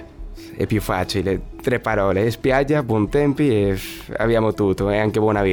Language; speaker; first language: Italian; non-native, learner; Spanish